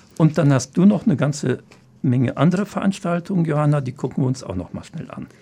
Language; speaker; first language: German; native; German